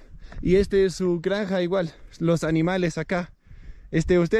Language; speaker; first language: Spanish; non-native, learner; English